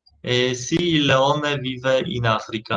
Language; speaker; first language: Italian; non-native, learner; Polish